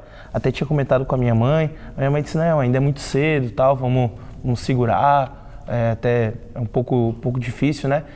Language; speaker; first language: Portuguese; native; Portuguese